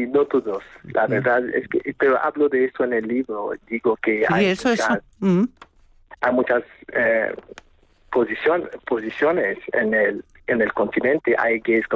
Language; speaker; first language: Spanish; non-native, fluent; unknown